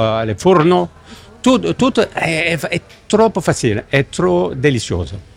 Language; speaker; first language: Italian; non-native, learner; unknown